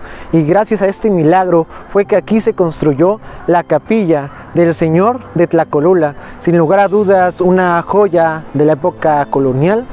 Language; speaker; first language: Spanish; native; Spanish